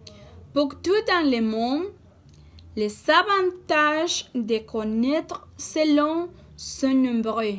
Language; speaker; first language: French; non-native, learner; Spanish